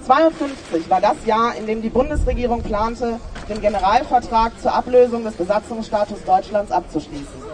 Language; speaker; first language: German; native; German